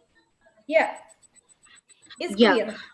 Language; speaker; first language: English; non-native, learner; Indonesian